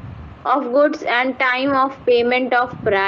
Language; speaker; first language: English; non-native, local second language; Hindi